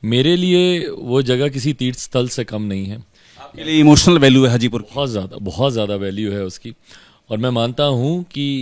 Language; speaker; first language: Hindi; native; Hindi